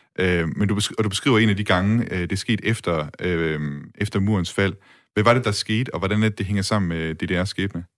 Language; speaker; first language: Danish; native; Danish